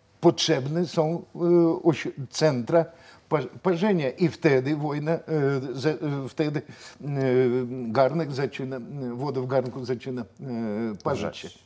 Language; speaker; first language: Polish; non-native, fluent; Russian